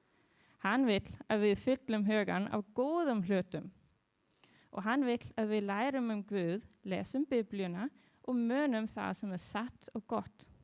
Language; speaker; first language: Icelandic; non-native, learner; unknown